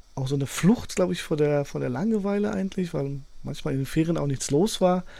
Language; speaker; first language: German; early bilingual, other home language; Polish